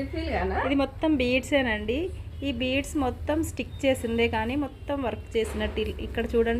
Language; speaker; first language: Telugu; native; Telugu